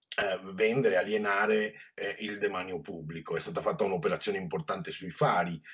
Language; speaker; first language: Italian; native; Italian